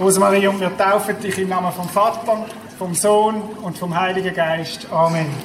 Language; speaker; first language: German; native; German